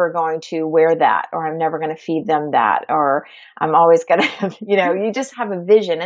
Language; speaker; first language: English; native; English